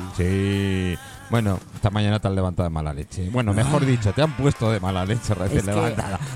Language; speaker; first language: Spanish; non-native, fluent; English